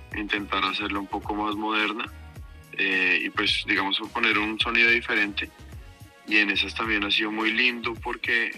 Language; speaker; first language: Spanish; native; Spanish